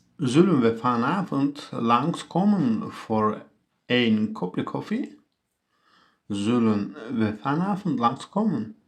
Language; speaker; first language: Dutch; non-native, learner; Turkish